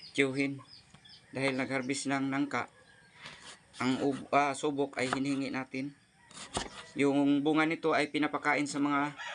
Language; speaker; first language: Filipino; non-native, local second language; Cebuano